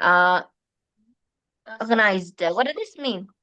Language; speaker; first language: English; non-native, fluent; Vietnamese